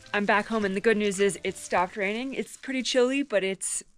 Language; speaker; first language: English; native; English